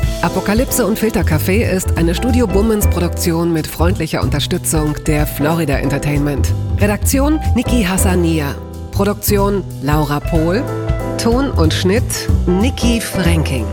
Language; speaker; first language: German; native; German